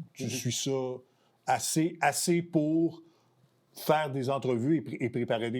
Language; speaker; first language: French; native; French